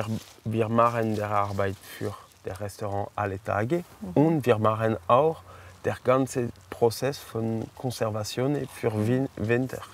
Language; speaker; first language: German; non-native, learner; French